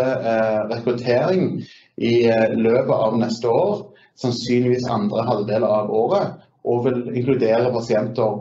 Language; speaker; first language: Norwegian; native; Norwegian